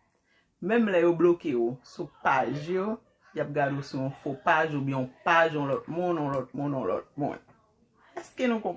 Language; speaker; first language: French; non-native, local second language; Haitian Creole